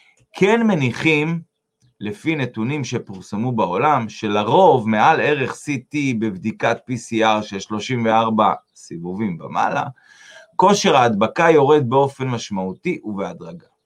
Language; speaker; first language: Hebrew; native; Hebrew